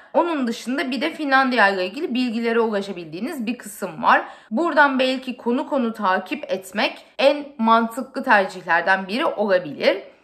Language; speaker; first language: Turkish; native; Turkish